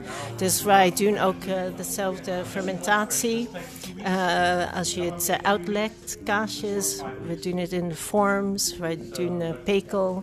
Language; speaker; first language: Dutch; non-native, fluent; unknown